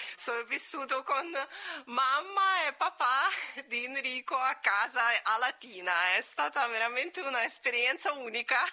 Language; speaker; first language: Italian; non-native, fluent; Latvian